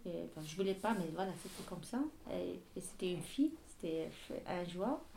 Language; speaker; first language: French; non-native, learner; Arabic